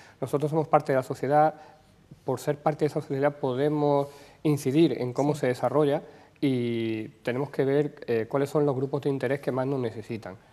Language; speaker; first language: Spanish; native; Spanish